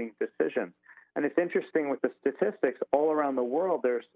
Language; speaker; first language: English; native; English